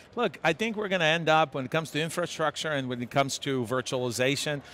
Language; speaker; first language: English; non-native, fluent; Serbian